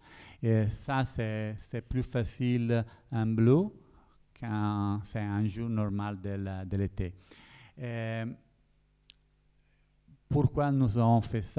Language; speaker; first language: French; non-native, learner; Italian